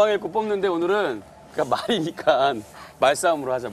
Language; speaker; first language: Korean; native; Korean